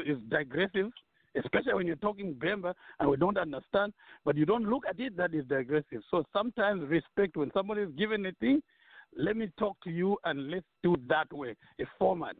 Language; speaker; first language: English; non-native, local second language; Nyanja